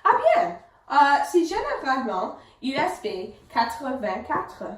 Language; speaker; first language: French; non-native, learner; English